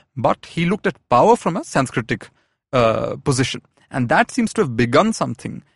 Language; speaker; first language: English; non-native, local second language; Malayalam